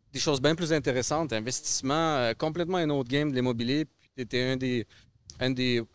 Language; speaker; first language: French; early bilingual, other home language; Russian